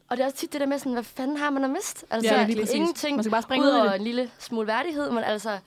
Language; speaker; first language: Danish; native; Danish